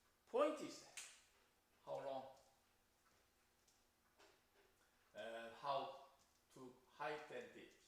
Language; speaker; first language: English; non-native, fluent; Korean